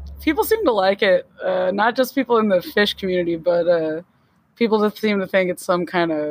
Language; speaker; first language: English; native; English